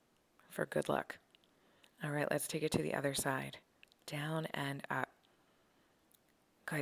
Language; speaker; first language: English; native; English